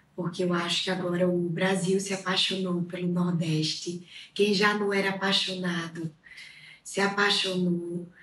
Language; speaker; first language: Portuguese; native; Portuguese